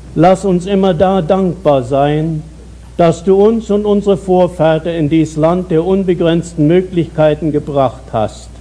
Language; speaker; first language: German; native; German